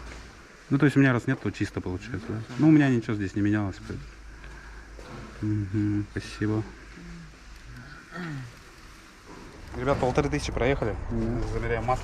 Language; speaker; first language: Russian; native; Russian